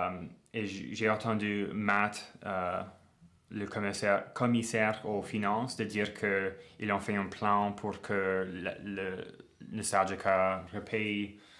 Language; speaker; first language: French; non-native, local second language; English